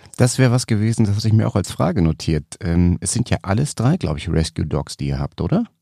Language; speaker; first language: German; native; German